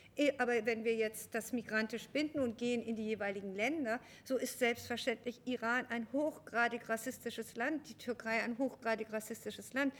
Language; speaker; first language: German; early bilingual, other home language; Persian